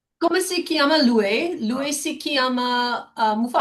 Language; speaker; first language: Italian; non-native, learner; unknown